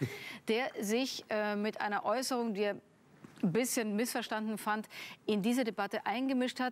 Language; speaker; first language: German; native; German